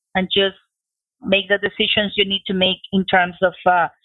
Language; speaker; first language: English; non-native, fluent; Spanish